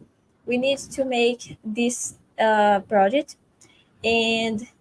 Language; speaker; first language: English; non-native, fluent; Portuguese